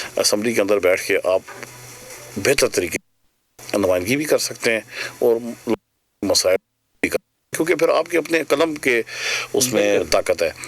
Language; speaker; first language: Urdu; non-native, local second language; Northern Hindko